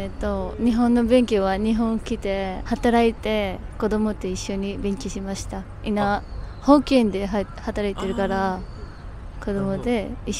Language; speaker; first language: Japanese; non-native, learner; Nepali